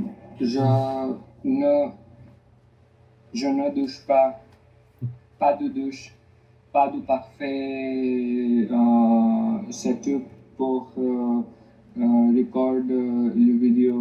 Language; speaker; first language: French; non-native, learner; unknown